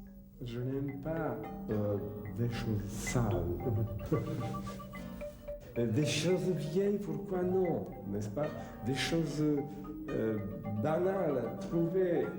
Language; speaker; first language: French; non-native, fluent; Czech